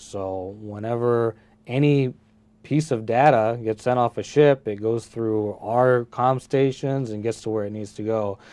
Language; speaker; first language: English; early bilingual, other home language; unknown